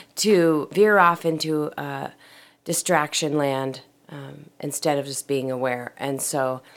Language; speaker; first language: English; native; English